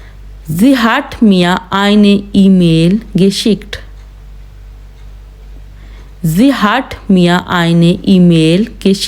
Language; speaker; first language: German; non-native, fluent; Urdu